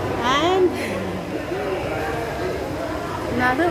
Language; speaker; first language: English; non-native, local second language; Filipino